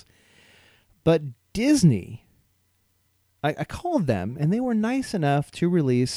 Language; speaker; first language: English; native; English